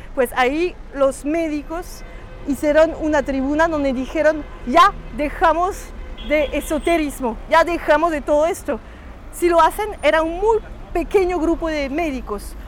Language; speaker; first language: Spanish; non-native, fluent; French